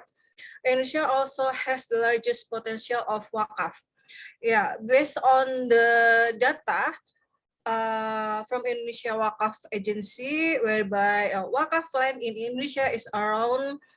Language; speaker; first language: English; non-native, fluent; Indonesian